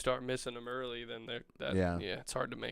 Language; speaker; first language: English; native; English